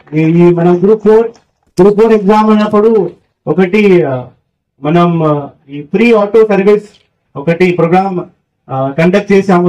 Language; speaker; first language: Telugu; non-native, fluent; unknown